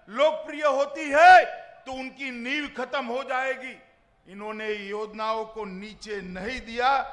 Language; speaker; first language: Hindi; non-native, local second language; Gujarati